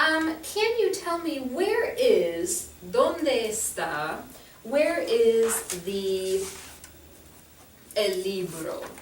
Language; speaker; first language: Spanish; non-native, fluent; English